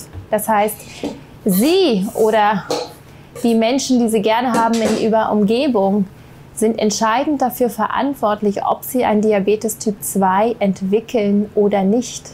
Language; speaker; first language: German; native; German